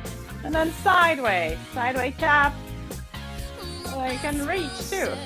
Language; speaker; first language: English; native; English